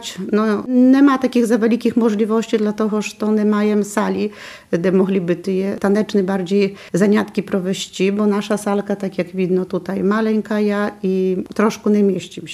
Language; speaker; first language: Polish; non-native, local second language; Belarusian